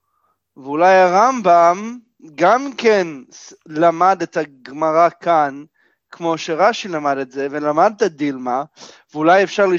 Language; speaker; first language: Hebrew; non-native, fluent; English